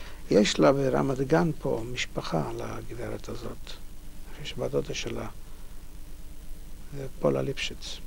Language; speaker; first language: Hebrew; non-native, fluent; Polish